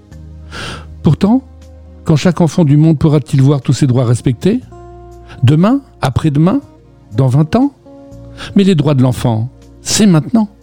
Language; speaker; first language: French; native; French